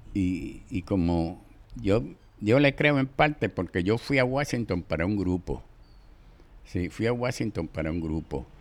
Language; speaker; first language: Spanish; native; Spanish